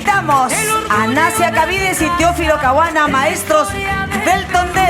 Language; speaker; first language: Spanish; native; Spanish